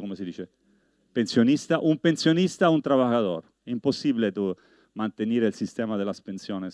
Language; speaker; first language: Spanish; non-native, learner; Italian